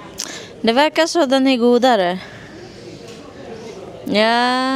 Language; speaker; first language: Swedish; non-native, learner; Filipino